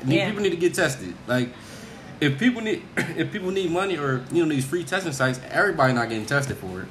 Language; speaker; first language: English; native; English